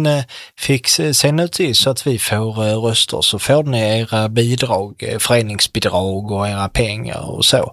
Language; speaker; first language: Swedish; native; Swedish